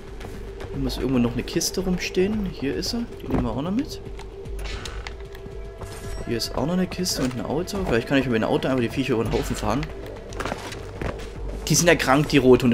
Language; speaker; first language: German; native; German